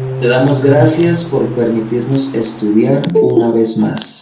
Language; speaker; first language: Spanish; native; Spanish